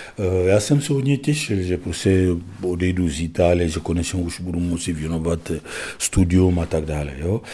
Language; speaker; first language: Czech; non-native, fluent; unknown